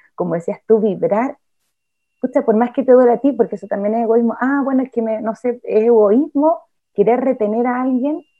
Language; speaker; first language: Spanish; native; Spanish